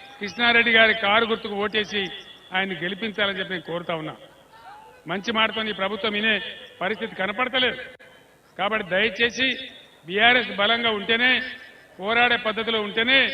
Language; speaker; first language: Telugu; native; Telugu